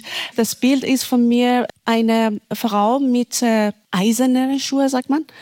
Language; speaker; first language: German; non-native, fluent; Persian